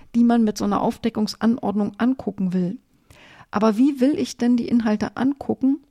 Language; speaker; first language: German; native; German